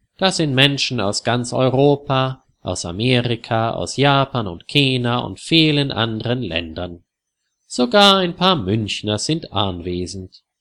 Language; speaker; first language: German; native; German